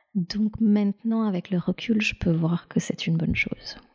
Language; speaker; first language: French; non-native, fluent; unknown